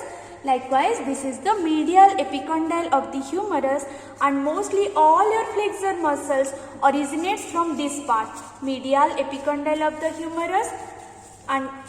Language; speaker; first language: English; non-native, local second language; Hindi